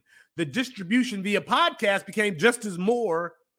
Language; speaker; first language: English; native; English